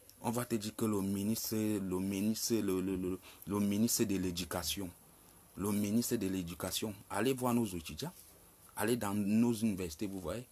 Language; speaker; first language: French; non-native, local second language; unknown